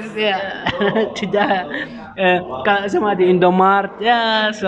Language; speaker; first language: Indonesian; non-native, learner; Arabic